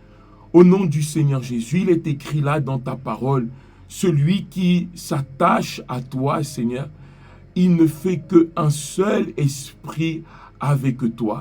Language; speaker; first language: French; native; French